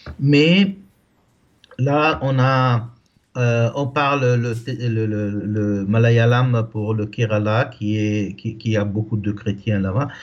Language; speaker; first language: French; non-native, local second language; Arabic